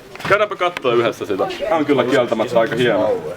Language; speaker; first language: Finnish; native; Finnish